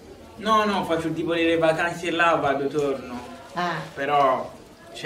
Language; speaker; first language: Italian; early bilingual, other home language; Lingala